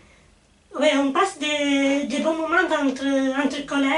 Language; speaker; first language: French; non-native, fluent; Italian